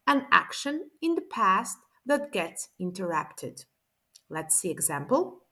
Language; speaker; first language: English; non-native, fluent; Latvian